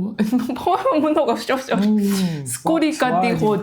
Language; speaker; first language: Russian; non-native, learner; Japanese